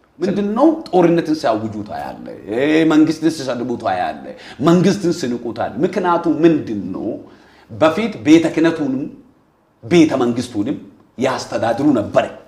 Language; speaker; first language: Amharic; non-native, local second language; Oromo